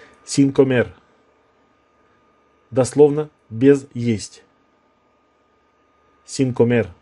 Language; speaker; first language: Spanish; non-native, fluent; Russian